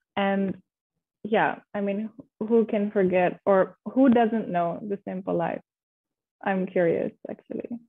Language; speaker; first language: English; non-native, fluent; Indonesian